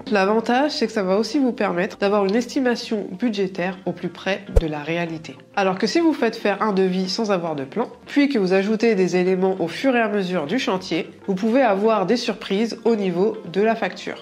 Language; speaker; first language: French; native; French